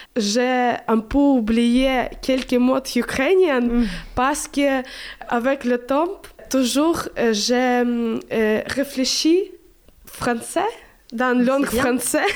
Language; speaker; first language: French; non-native, learner; Ukrainian